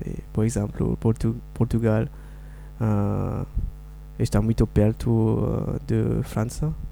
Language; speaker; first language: Portuguese; non-native, learner; Morisyen